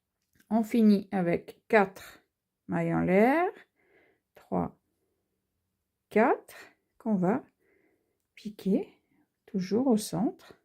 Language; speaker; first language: French; native; French